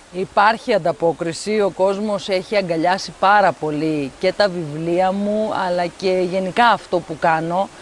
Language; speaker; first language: Greek; native; Greek